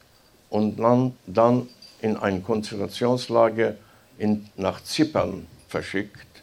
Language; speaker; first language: German; non-native, fluent; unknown